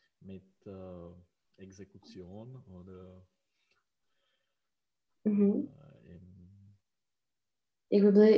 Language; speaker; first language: German; non-native, learner; Czech